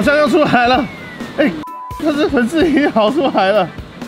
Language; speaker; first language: Chinese; native; Chinese